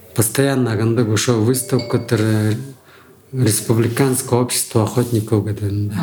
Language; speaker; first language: Russian; non-native, local second language; Buriat